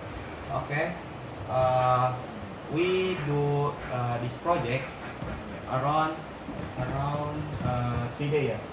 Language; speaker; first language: English; non-native, learner; Indonesian